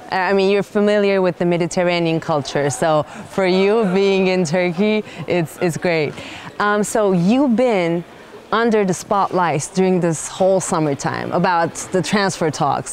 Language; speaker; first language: English; non-native, fluent; Turkish